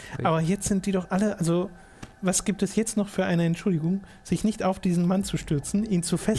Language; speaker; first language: German; native; German